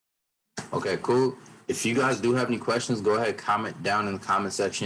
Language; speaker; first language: English; native; English